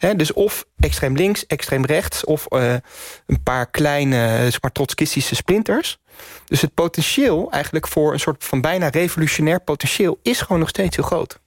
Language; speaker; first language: Dutch; native; Dutch